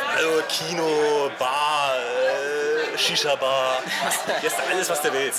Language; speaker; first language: German; native; German